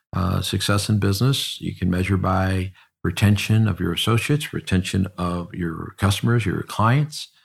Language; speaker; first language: English; native; English